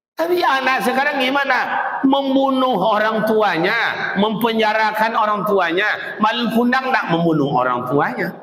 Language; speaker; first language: Malay; native; Malay